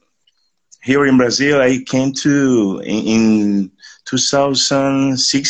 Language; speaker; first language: English; non-native, learner; Spanish